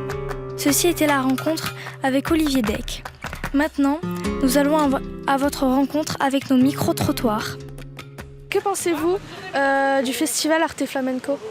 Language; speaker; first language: French; native; French